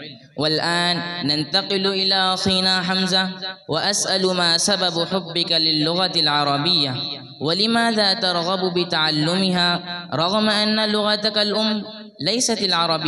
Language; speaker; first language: Arabic; non-native, learner; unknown